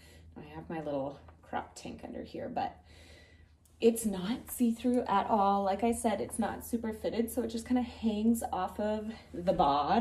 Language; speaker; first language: English; native; English